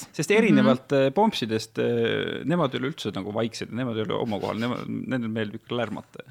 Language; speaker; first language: Estonian; native; Estonian